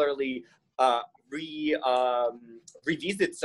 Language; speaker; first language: English; non-native, fluent; Russian